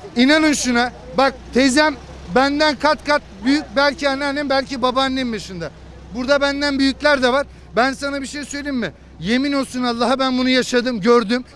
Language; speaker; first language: Turkish; native; Turkish